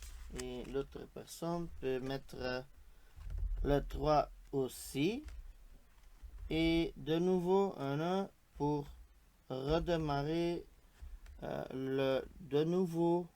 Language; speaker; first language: French; non-native, local second language; Dutch